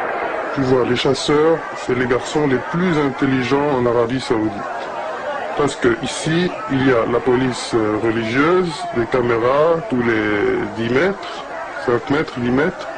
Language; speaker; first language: French; non-native, fluent; Arabic